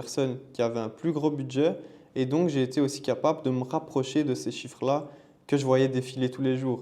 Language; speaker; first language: French; native; French